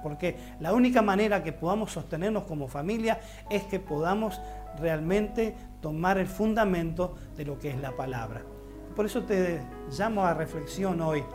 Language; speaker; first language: Spanish; native; Spanish